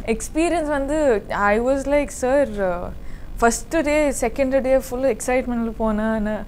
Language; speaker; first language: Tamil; non-native, learner; Kodava